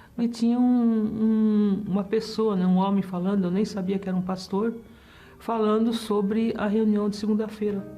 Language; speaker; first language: Portuguese; early bilingual, other home language; German